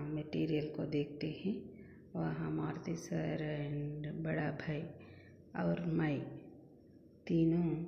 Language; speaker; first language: Hindi; non-native, local second language; Telugu